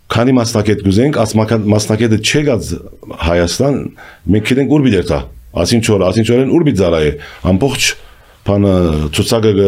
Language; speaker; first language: Armenian; early bilingual, heritage; Armenian